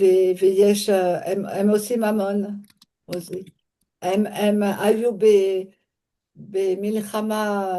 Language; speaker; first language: Hebrew; non-native, learner; French